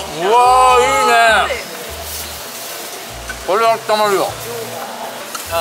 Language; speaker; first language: Japanese; native; Japanese